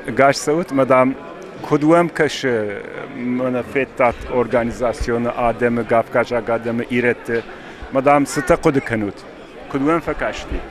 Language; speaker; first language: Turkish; non-native, fluent; Ossetic